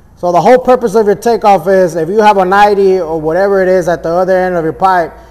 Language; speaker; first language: English; early bilingual, other home language; Spanish